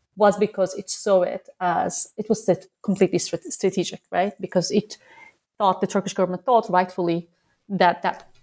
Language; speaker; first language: English; non-native, fluent; Turkish